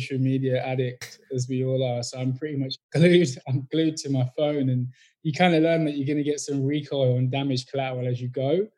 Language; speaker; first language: English; native; English